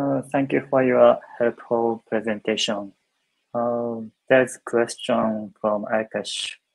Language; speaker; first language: English; non-native, fluent; Japanese